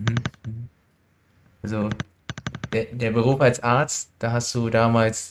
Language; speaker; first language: German; non-native, learner; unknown